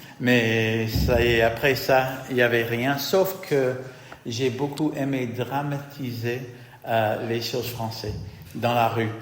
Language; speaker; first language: French; non-native, fluent; English